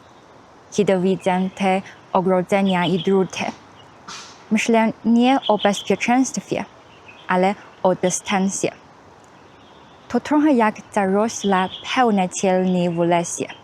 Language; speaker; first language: Polish; non-native, fluent; Chinese